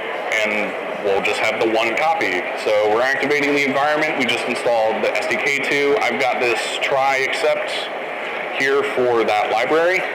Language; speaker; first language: English; native; English